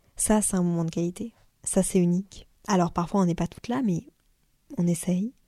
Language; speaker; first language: French; native; French